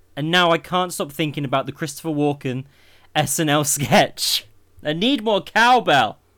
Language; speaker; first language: English; native; English